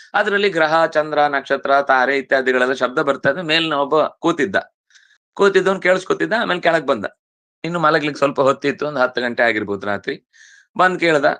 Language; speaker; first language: Kannada; non-native, local second language; Tulu